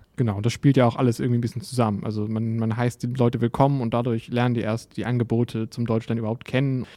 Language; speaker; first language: German; native; German